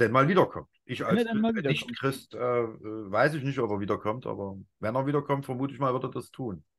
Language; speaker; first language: German; native; German